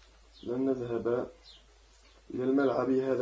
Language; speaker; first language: Arabic; non-native, learner; French